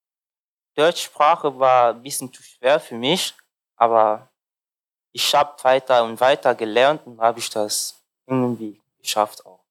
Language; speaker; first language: German; non-native, learner; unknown